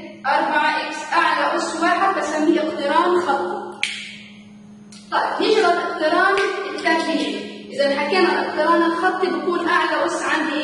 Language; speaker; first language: Arabic; native; Arabic